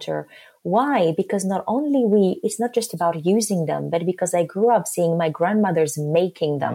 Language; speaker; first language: English; non-native, fluent; Arabic